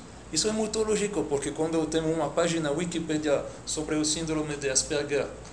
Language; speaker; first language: Portuguese; non-native, fluent; French